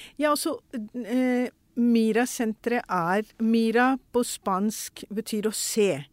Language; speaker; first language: Norwegian; non-native, fluent; Urdu